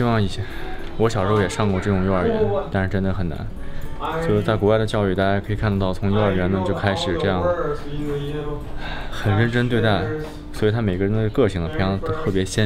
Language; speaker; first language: Chinese; native; Chinese